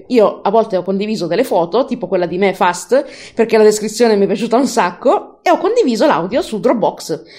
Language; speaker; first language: Italian; native; Italian